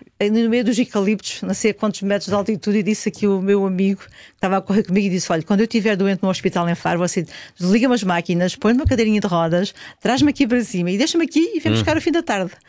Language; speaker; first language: Portuguese; native; Portuguese